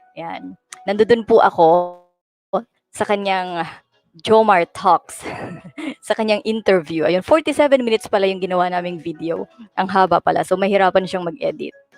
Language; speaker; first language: Filipino; native; Filipino